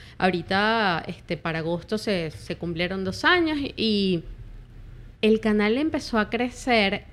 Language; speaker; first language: Spanish; native; Spanish